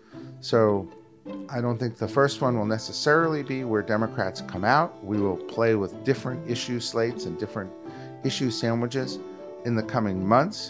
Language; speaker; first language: English; native; English